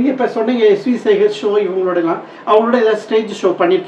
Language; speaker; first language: Tamil; native; Tamil